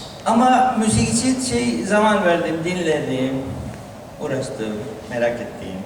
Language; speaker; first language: Turkish; non-native, learner; Spanish